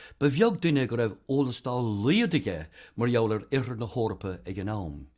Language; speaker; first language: Irish; native; Irish